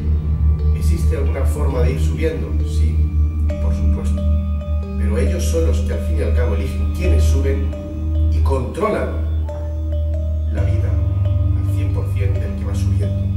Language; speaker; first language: Spanish; native; Spanish